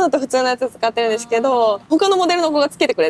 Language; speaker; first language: Japanese; native; Japanese